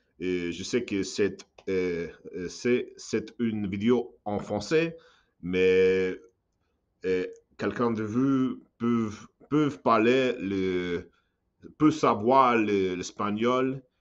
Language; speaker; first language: French; non-native, learner; English